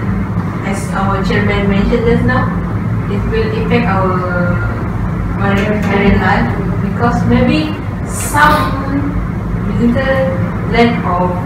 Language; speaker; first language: English; non-native, local second language; Malay